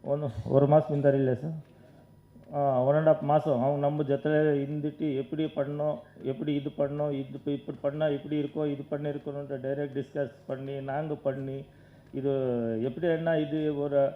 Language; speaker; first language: Tamil; non-native, learner; Kannada